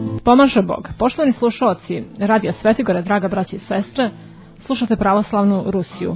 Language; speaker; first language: Serbian; native; Serbian